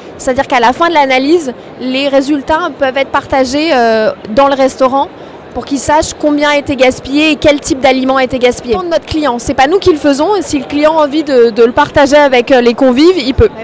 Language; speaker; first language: French; native; French